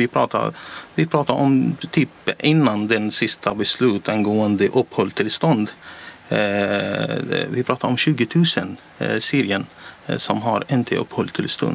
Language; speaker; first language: Swedish; non-native, learner; Arabic